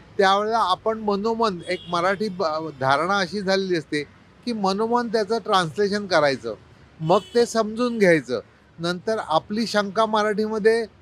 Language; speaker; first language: Marathi; native; Marathi